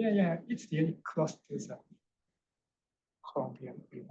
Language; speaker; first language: English; non-native, fluent; Japanese